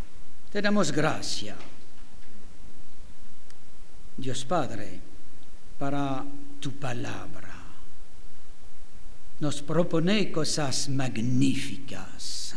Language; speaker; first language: Spanish; non-native, fluent; French